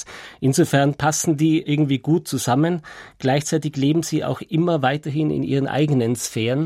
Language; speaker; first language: German; native; German